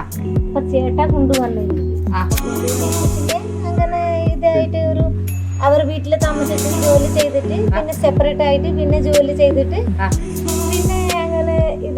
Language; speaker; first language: Malayalam; non-native, local second language; Bangla